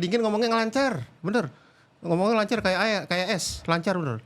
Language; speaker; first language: Indonesian; native; Indonesian